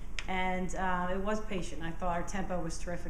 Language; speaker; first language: English; native; English